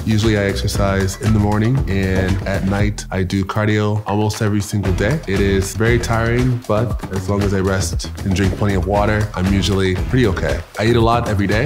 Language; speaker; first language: English; native; English